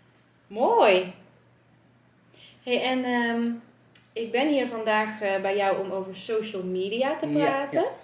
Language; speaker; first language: Dutch; native; Dutch